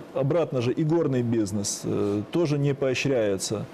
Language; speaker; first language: Russian; native; Russian